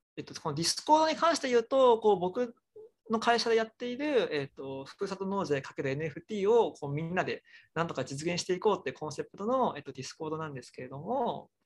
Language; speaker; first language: Japanese; native; Japanese